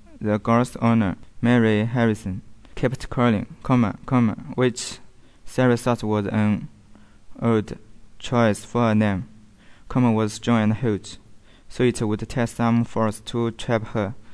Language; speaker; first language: English; non-native, learner; Chinese